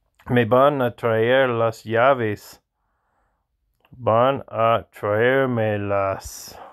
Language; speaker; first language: Spanish; non-native, learner; English